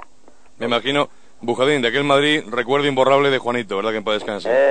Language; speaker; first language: Spanish; native; Spanish